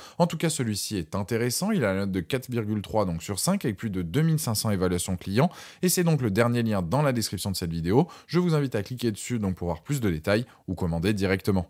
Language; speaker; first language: French; native; French